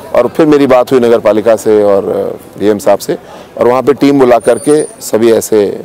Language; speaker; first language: Hindi; native; Hindi